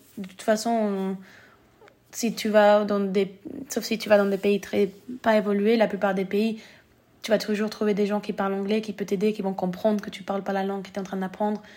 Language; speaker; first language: French; early bilingual, other home language; Spanish